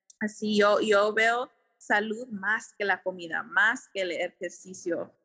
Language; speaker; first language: Spanish; early bilingual, heritage; Spanish